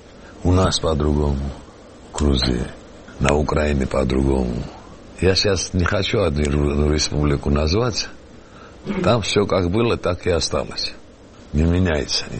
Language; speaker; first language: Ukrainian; non-native, learner; Georgian